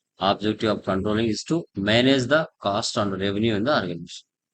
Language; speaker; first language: English; non-native, local second language; Telugu